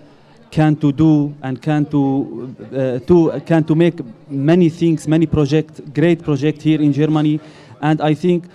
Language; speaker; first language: English; non-native, learner; Arabic